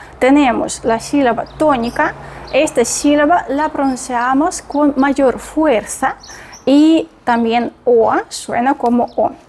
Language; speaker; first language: Spanish; non-native, fluent; Russian